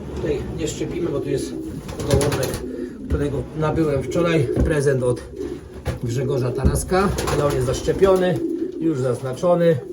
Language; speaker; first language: Polish; native; Polish